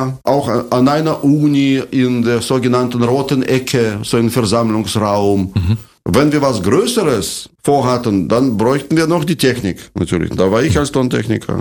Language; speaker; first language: German; non-native, fluent; Russian